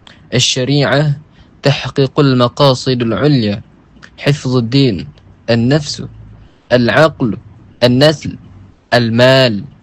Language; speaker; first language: Arabic; non-native, learner; Malay